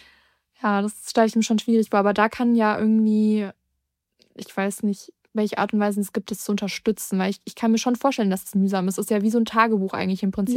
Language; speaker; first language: German; native; German